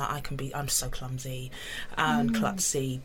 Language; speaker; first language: English; native; English